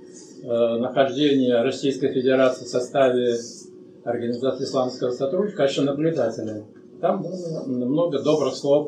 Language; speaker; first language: Russian; native; Russian